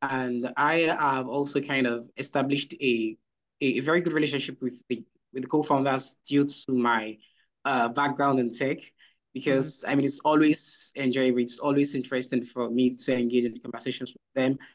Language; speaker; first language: English; non-native, local second language; Yoruba